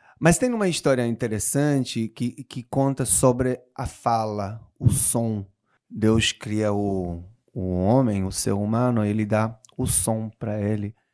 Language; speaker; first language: Portuguese; non-native, fluent; Hebrew